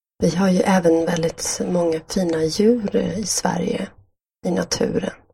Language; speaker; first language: Swedish; native; Swedish